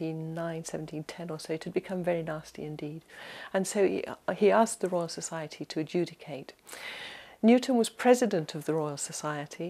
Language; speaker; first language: English; native; English